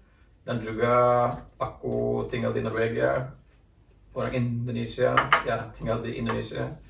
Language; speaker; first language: Indonesian; non-native, fluent; Norwegian